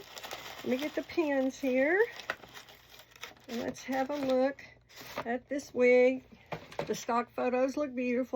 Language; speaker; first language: English; native; English